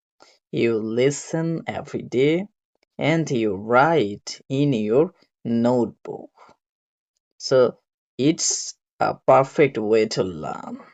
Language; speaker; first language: English; non-native, learner; Bangla